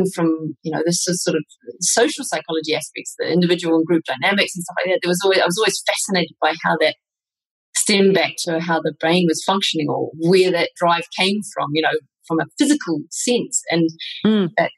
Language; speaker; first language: English; native; English